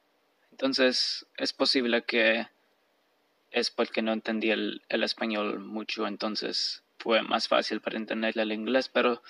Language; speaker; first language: Spanish; early bilingual, heritage; Spanish